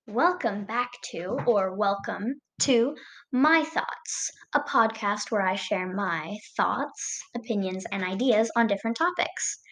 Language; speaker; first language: English; native; English